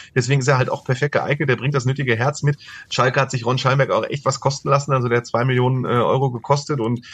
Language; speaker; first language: German; native; German